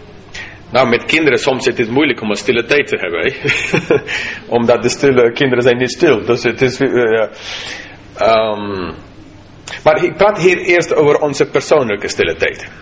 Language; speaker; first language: Dutch; non-native, fluent; English